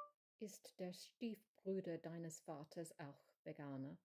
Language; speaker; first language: German; non-native, learner; English